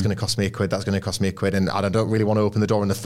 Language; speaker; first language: English; native; English